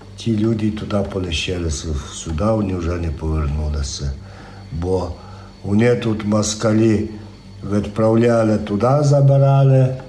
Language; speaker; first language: Ukrainian; native; Ukrainian